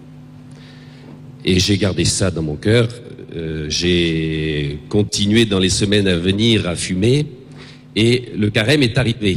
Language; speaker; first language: French; native; French